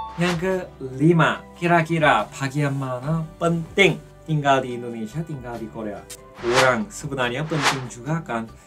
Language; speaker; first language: Indonesian; non-native, fluent; Korean